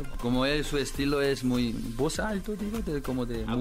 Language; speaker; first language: Spanish; non-native, learner; Korean